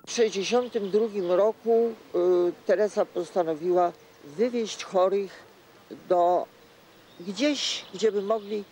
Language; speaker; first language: Polish; native; Polish